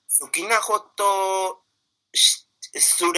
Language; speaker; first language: Japanese; non-native, learner; Spanish